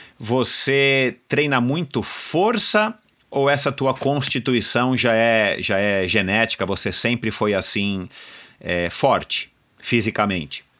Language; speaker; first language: Portuguese; native; Portuguese